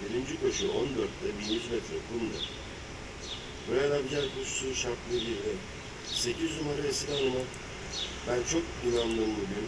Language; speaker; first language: Turkish; native; Turkish